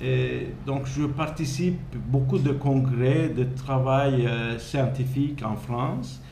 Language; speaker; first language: French; non-native, fluent; Turkish